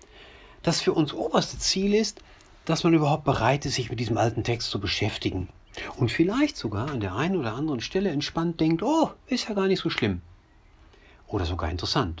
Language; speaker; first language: German; native; German